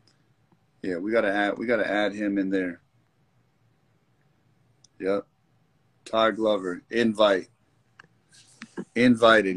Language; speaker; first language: English; native; English